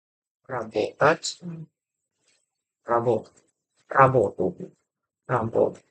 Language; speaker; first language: Russian; non-native, learner; English